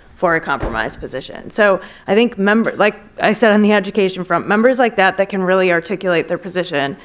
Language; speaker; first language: English; native; English